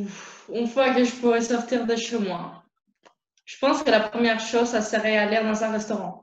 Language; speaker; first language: French; non-native, fluent; Spanish